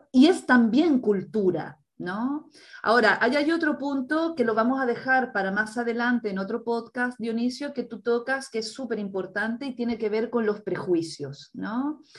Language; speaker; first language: Spanish; native; Spanish